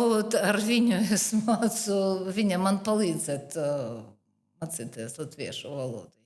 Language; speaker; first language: Latvian; non-native, learner; Russian